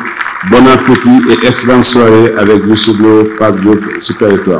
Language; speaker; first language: French; non-native, local second language; Wolof